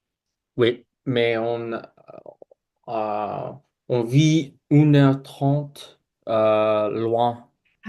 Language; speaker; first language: French; non-native, learner; English